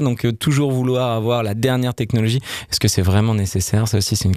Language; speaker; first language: French; native; French